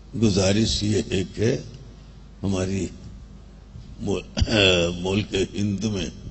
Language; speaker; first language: Hindi; non-native, local second language; Malayalam